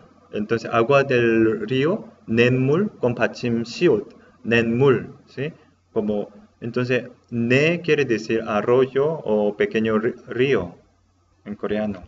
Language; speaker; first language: Spanish; non-native, learner; Korean